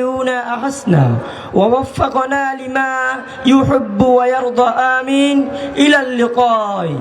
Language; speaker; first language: Arabic; non-native, learner; Bangla